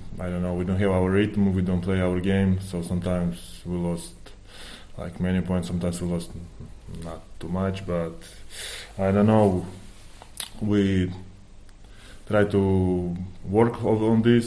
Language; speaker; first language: English; non-native, fluent; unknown